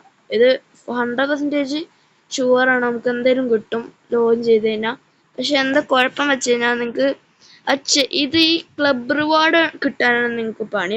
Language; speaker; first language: Malayalam; native; Malayalam